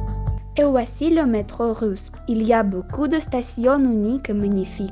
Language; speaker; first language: French; non-native, learner; Russian